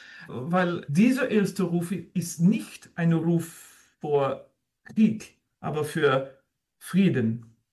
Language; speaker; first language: German; non-native, fluent; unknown